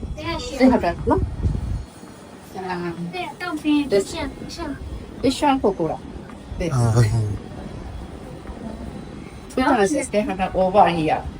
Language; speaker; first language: English; non-native, learner; Burmese